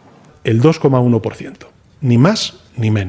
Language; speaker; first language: Spanish; native; Spanish